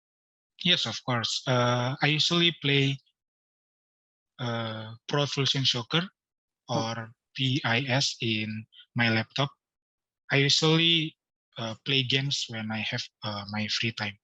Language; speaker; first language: English; non-native, learner; Indonesian